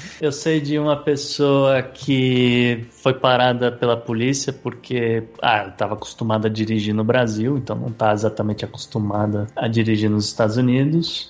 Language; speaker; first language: Portuguese; native; Portuguese